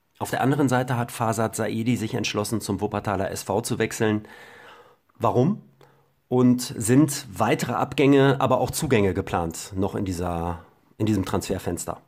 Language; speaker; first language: German; native; German